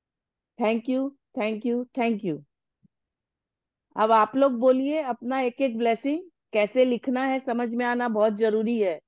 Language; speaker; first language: Hindi; non-native, local second language; Bangla